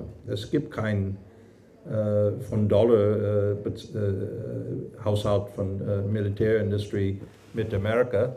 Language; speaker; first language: German; non-native, fluent; English